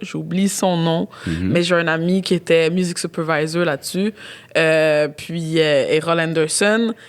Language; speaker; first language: French; native; French